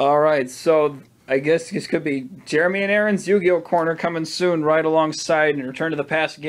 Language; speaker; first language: English; native; English